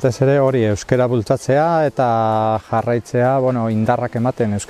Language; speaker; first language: Basque; non-native, local second language; Spanish